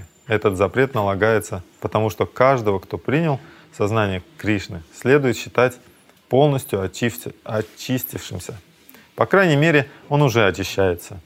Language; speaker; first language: Russian; native; Russian